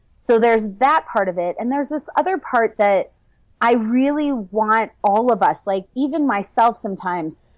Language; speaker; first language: English; native; English